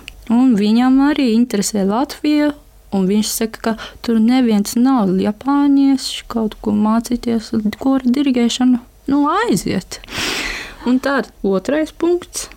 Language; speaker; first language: Latvian; non-native, learner; Japanese